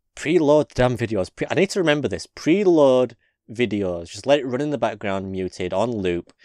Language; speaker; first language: English; native; English